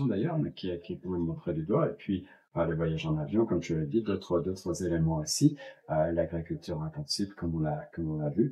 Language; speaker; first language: French; native; French